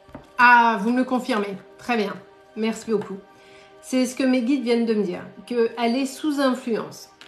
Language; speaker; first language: French; native; French